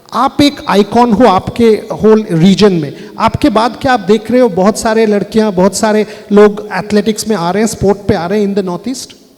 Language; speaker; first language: Hindi; native; Hindi